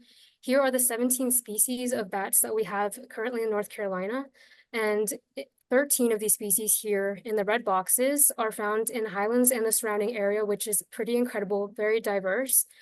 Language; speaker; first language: English; native; English